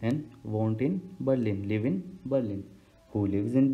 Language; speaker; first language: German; non-native, learner; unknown